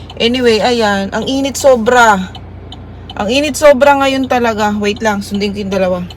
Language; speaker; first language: Filipino; native; Filipino